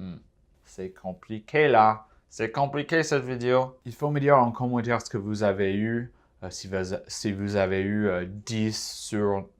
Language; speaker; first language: French; non-native, fluent; English